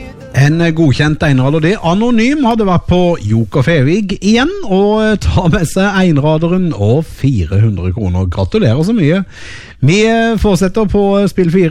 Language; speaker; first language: Norwegian; native; Norwegian